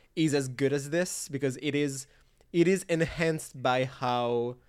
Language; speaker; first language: English; non-native, fluent; French